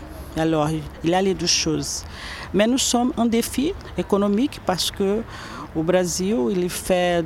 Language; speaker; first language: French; non-native, learner; Portuguese